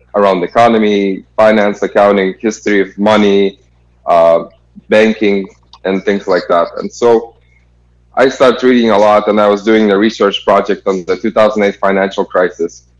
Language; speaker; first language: English; non-native, fluent; Kazakh